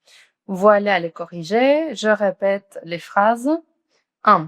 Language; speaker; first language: French; non-native, fluent; Spanish